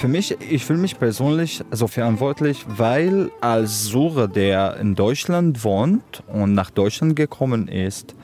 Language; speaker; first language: German; non-native, local second language; Arabic